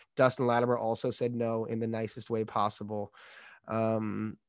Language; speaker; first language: English; native; English